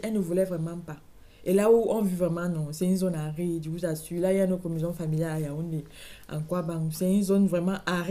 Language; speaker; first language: French; native; French